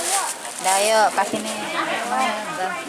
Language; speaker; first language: Indonesian; non-native, local second language; Minangkabau